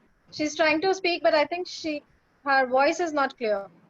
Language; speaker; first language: English; non-native, local second language; Hindi